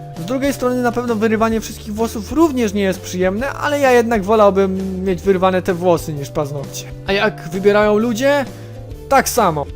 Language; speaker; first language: Polish; native; Polish